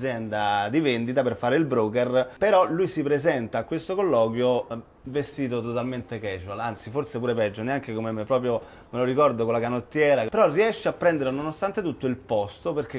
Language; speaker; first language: Italian; native; Italian